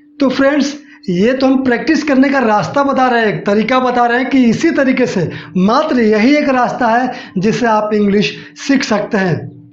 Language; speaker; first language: Hindi; native; Hindi